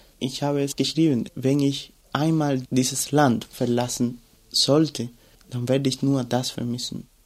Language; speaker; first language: German; non-native, fluent; Spanish